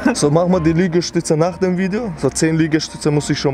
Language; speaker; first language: German; early bilingual, other home language; Chechen